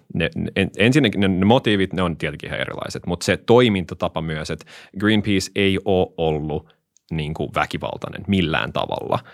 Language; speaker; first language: Finnish; native; Finnish